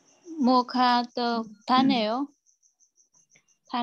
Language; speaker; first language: Korean; non-native, learner; Vietnamese